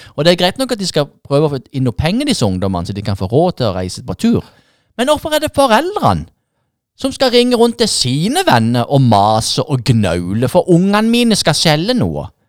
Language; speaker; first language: Norwegian; native; Norwegian